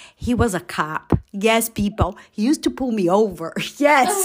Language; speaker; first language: English; non-native, fluent; Portuguese